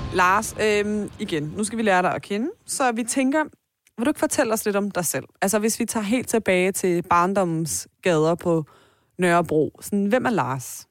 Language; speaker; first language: Danish; early bilingual, other home language; Persian